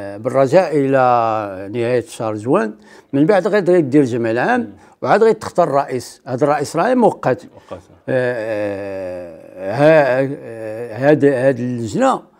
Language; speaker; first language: Arabic; native; Arabic